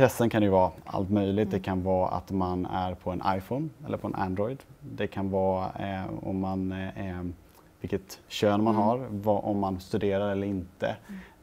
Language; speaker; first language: Swedish; native; Swedish